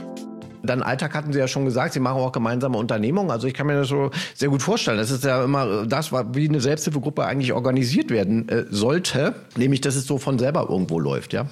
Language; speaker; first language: German; native; German